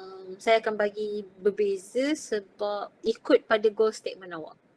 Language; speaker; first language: Malay; native; Malay